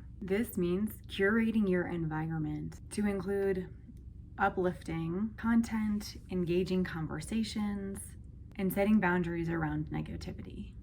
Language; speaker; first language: English; native; English